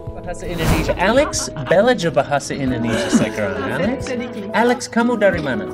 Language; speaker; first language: Indonesian; non-native, learner; English